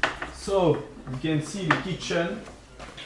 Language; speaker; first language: English; non-native, learner; French